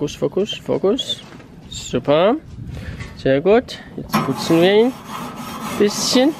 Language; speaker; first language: German; non-native, fluent; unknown